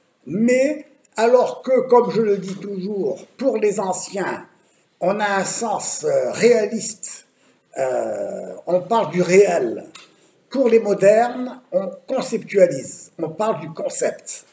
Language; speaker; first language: French; native; French